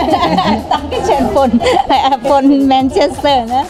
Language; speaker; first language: German; non-native, learner; Thai